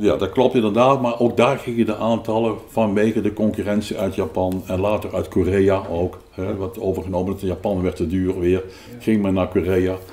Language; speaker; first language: Dutch; native; Dutch